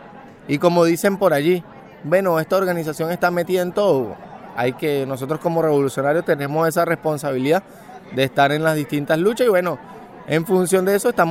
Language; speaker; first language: Spanish; native; Spanish